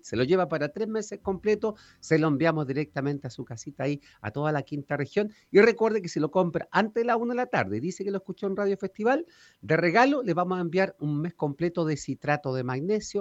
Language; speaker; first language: Spanish; native; Spanish